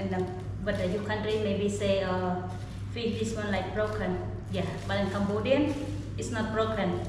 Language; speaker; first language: English; non-native, learner; Khmer